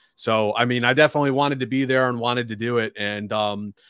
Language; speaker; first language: English; native; English